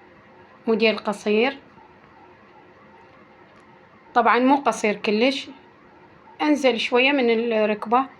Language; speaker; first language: Arabic; native; Arabic